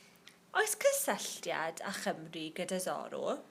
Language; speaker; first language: Welsh; non-native, local second language; English